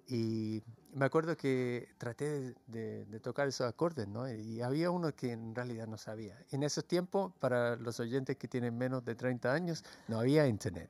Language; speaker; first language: Spanish; early bilingual, heritage; Spanish